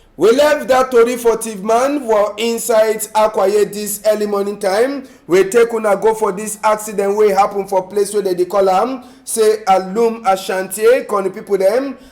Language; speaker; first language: Nigerian Pidgin; native; Nigerian Pidgin